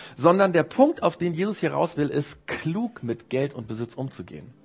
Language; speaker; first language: German; early bilingual, other home language; Japanese